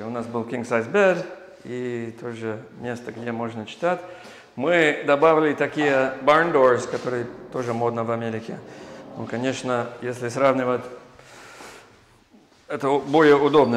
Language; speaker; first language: Russian; non-native, learner; English